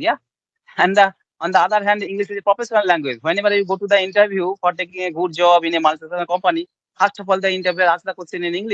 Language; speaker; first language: English; non-native, learner; Bangla